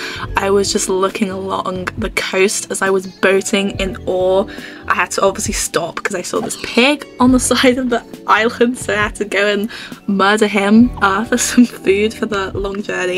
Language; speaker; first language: English; native; English